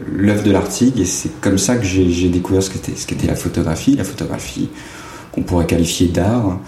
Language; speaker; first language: French; native; French